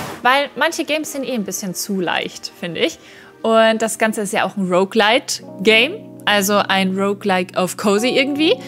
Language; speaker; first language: German; native; German